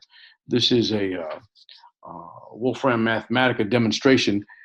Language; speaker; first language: English; native; English